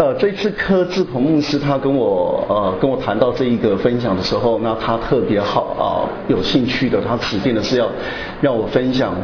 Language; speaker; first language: Chinese; native; Chinese